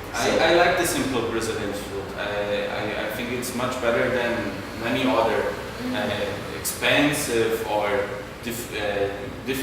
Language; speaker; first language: English; non-native, fluent; German